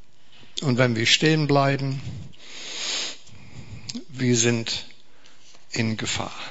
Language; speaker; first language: German; non-native, fluent; English